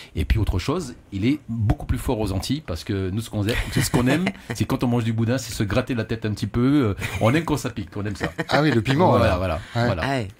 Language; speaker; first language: French; native; French